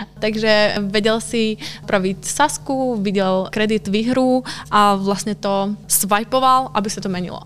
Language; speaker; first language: Slovak; non-native, local second language; Hungarian